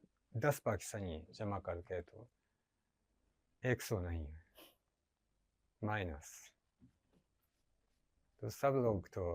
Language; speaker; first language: Hindi; non-native, learner; Japanese